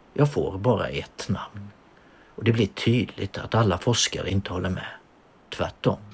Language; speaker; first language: Swedish; native; Swedish